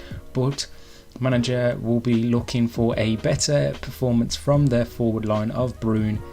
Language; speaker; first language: English; native; English